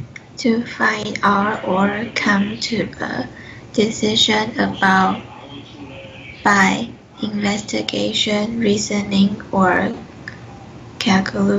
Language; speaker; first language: English; non-native, learner; Chinese